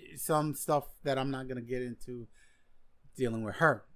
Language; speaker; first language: English; non-native, fluent; Spanish